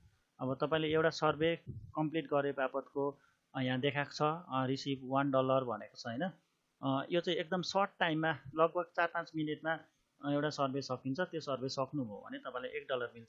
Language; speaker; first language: Nepali; native; Nepali